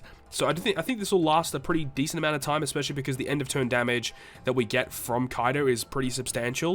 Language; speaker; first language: English; native; English